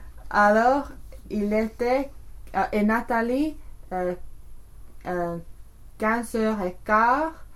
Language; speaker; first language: French; non-native, learner; English